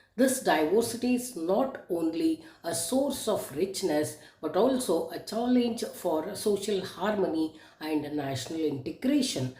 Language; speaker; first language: English; non-native, local second language; Kannada